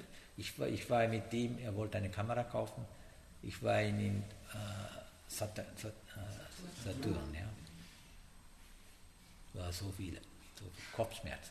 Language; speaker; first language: German; non-native, learner; Sinhala